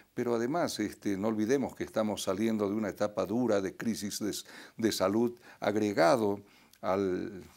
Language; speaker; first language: Spanish; native; Spanish